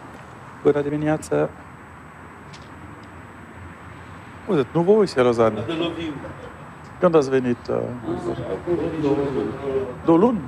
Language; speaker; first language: Romanian; non-native, learner; French